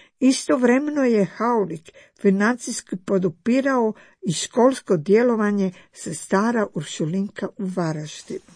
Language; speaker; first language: Croatian; native; Croatian